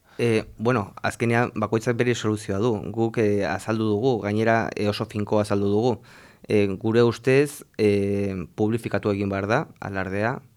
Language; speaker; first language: Basque; non-native, local second language; Spanish